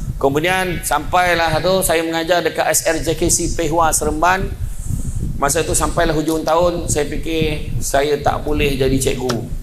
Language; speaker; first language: Malay; native; Malay